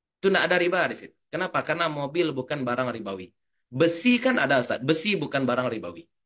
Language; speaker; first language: Indonesian; native; Indonesian